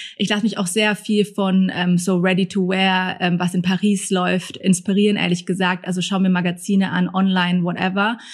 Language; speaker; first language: German; early bilingual, other home language; Thai